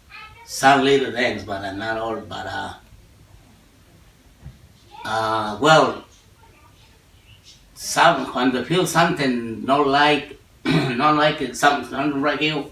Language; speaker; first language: English; non-native, learner; Spanish